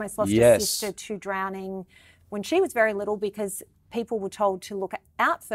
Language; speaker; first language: English; native; English